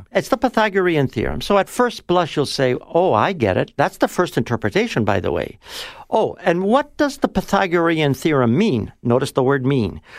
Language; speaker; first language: English; native; English